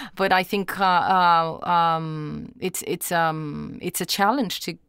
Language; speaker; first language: English; non-native, fluent; Portuguese